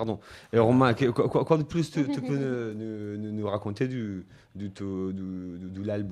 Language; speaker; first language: French; non-native, fluent; Spanish